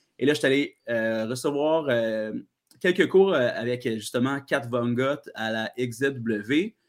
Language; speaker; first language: French; native; French